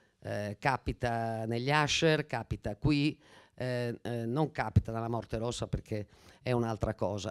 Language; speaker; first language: Italian; native; Italian